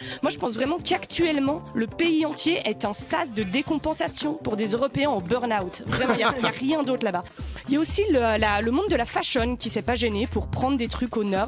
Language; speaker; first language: French; native; French